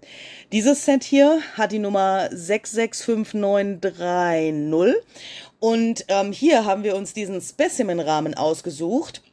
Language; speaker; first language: German; native; German